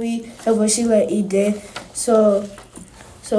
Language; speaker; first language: French; non-native, learner; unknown